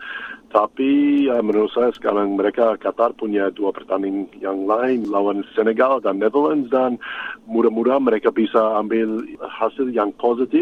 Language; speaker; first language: Indonesian; non-native, fluent; English